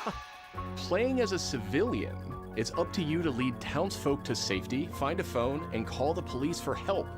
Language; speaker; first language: English; native; English